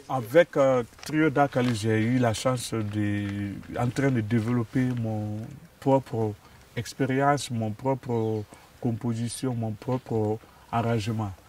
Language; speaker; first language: French; non-native, local second language; Mandingo